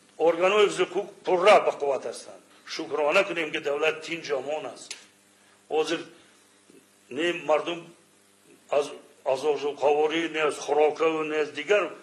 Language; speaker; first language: Tajik; non-native, local second language; Shughni